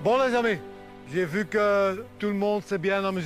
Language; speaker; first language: French; non-native, local second language; Dutch